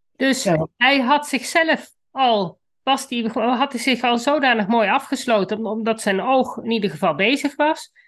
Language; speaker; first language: Dutch; native; Dutch